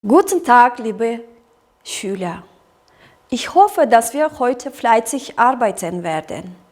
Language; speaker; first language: German; non-native, fluent; Kyrgyz